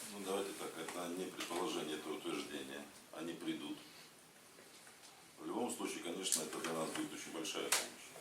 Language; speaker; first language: Russian; native; Russian